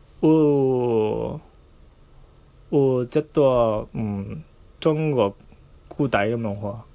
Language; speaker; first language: Chinese; non-native, fluent; Japanese